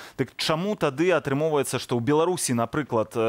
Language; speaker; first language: Belarusian; native; Belarusian